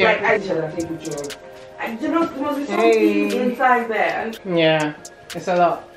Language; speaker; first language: English; non-native, local second language; Yoruba